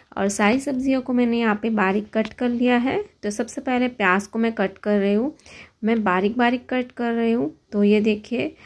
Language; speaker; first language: Hindi; non-native, local second language; Gujarati